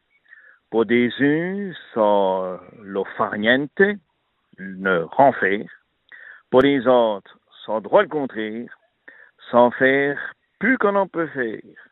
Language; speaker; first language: French; native; French